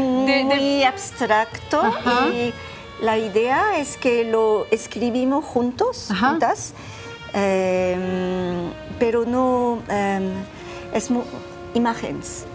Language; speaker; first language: Spanish; non-native, learner; French